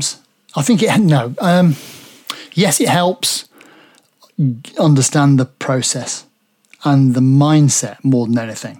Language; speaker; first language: English; native; English